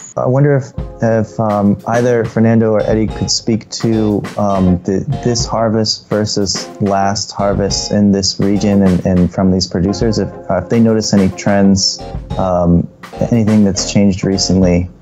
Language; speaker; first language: English; native; English